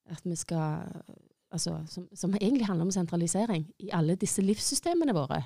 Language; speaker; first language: Norwegian; native; Norwegian